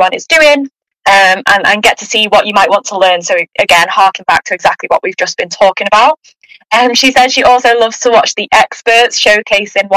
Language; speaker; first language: English; native; English